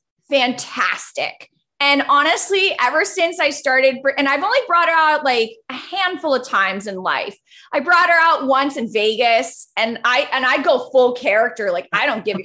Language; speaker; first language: English; early bilingual, other home language; Spanish